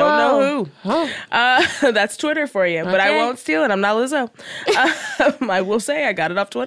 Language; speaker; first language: English; native; English